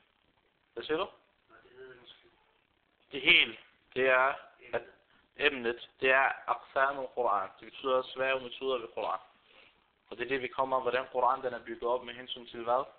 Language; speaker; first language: Danish; non-native, fluent; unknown